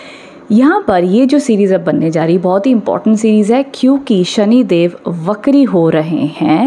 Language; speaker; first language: Hindi; native; Hindi